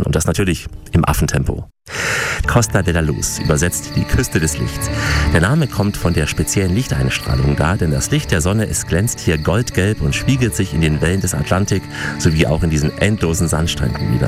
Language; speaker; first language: German; native; German